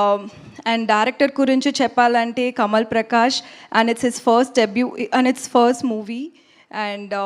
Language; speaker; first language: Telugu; non-native, learner; Tamil